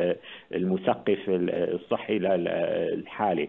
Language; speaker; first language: Arabic; native; Arabic